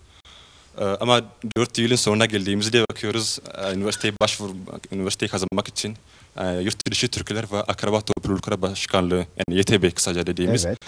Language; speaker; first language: Turkish; non-native, fluent; Oromo